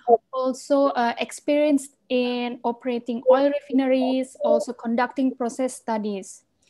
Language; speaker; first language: English; non-native, fluent; Indonesian